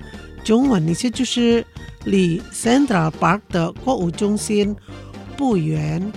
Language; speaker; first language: Chinese; non-native, fluent; Indonesian